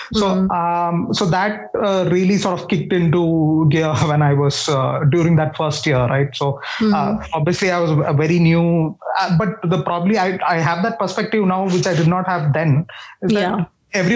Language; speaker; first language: English; non-native, local second language; Malayalam